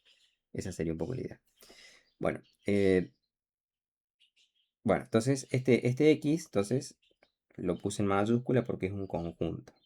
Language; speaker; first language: Spanish; native; Spanish